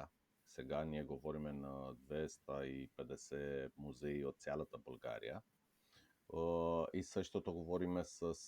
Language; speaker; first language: Bulgarian; non-native, fluent; Romanian